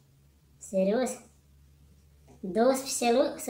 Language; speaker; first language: Romanian; non-native, learner; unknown